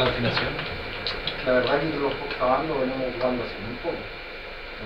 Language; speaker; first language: Spanish; non-native, learner; Portuguese